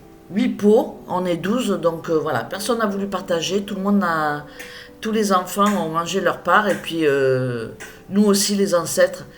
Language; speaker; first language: French; native; French